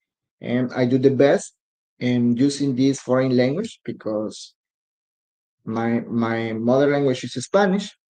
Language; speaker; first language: English; non-native, learner; Spanish